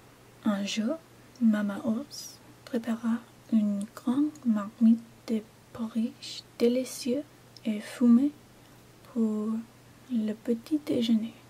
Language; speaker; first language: French; non-native, learner; English